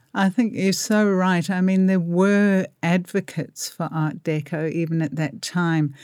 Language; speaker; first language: English; native; English